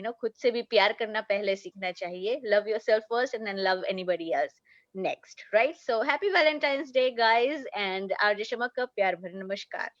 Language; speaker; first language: Hindi; native; Hindi